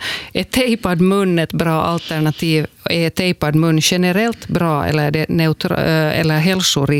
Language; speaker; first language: Swedish; native; Swedish